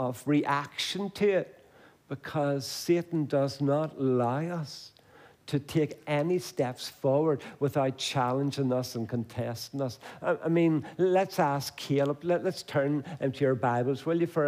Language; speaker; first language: English; native; English